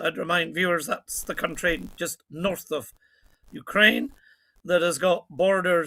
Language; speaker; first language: English; native; English